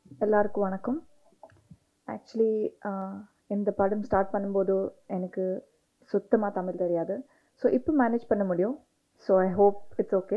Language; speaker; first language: Tamil; non-native, learner; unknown